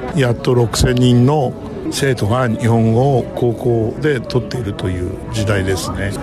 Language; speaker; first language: Japanese; native; Japanese